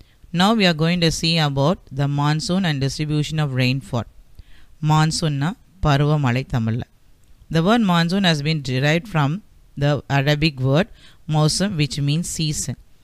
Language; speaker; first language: English; non-native, local second language; Tamil